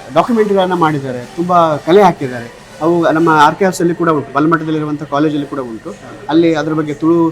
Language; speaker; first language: Kannada; native; Kannada